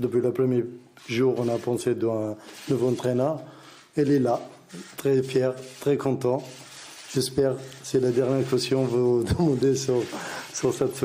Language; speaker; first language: French; non-native, learner; Arabic